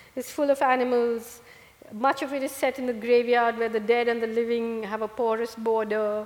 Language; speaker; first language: English; non-native, local second language; Malayalam